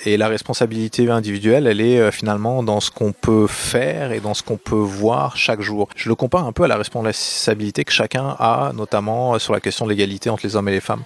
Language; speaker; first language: French; native; French